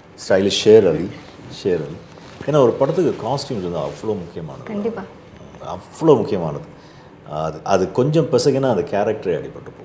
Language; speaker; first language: Tamil; native; Tamil